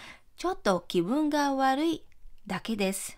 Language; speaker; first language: Japanese; non-native, fluent; Filipino